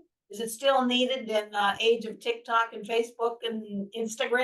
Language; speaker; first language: English; native; English